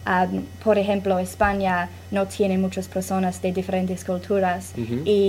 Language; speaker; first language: Spanish; non-native, learner; English